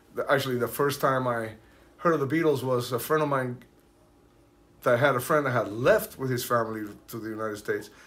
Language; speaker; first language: English; early bilingual, other home language; Spanish